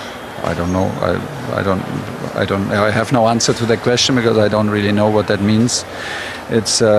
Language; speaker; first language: English; non-native, fluent; German